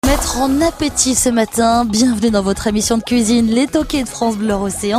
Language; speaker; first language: French; native; French